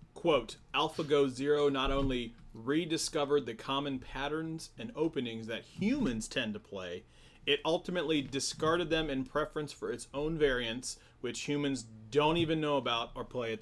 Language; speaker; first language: English; native; English